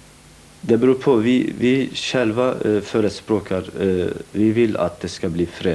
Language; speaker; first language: Swedish; non-native, fluent; Kurdish